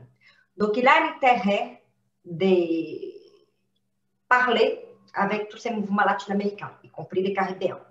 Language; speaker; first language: French; non-native, fluent; Portuguese